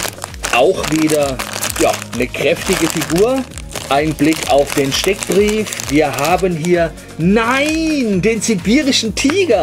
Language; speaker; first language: German; native; German